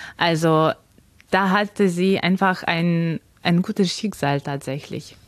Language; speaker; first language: German; non-native, fluent; Ukrainian